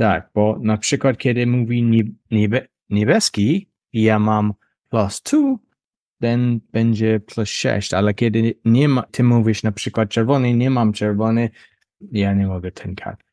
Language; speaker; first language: Polish; non-native, learner; English